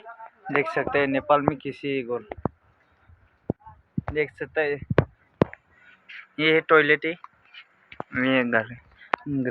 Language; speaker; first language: Hindi; non-native, learner; Nepali